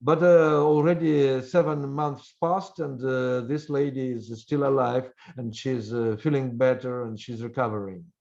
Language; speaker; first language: English; non-native, fluent; Russian